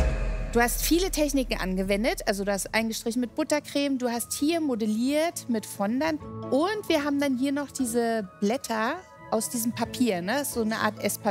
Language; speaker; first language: German; native; German